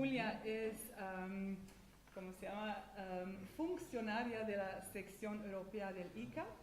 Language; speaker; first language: Spanish; non-native, fluent; Dutch